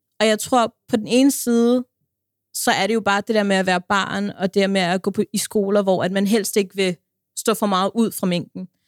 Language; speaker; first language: Danish; early bilingual, other home language; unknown